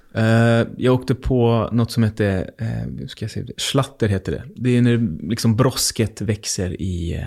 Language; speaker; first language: Swedish; native; Swedish